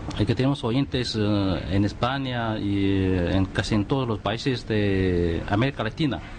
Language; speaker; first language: Spanish; non-native, fluent; Chinese